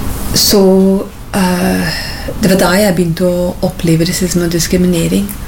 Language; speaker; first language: Norwegian; non-native, fluent; English